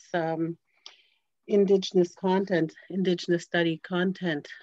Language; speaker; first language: English; native; English